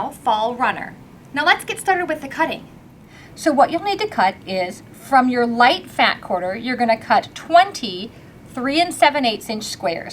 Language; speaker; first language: English; native; English